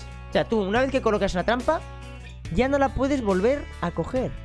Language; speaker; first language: Spanish; native; Spanish